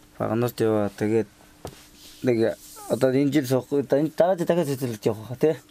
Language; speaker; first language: Mongolian; native; Mongolian